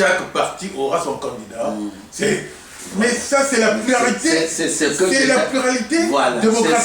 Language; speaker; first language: French; non-native, local second language; Lingala